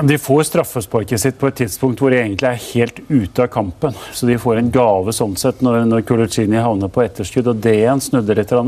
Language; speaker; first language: Norwegian; native; Norwegian